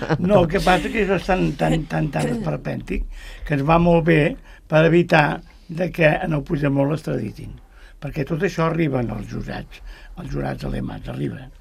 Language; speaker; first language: Catalan; native; Catalan